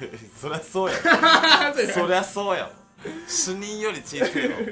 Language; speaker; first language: Japanese; native; Japanese